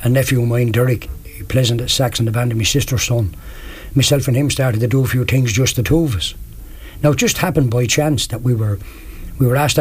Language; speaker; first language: English; native; English